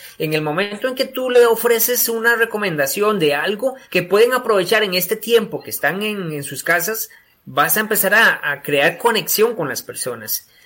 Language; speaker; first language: Spanish; native; Spanish